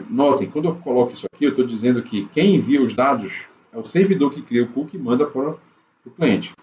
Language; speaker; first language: Portuguese; native; Portuguese